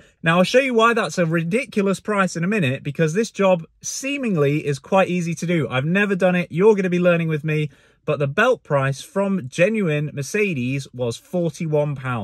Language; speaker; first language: English; native; English